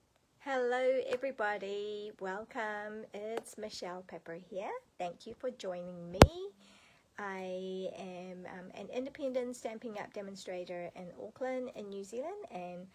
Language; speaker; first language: English; native; English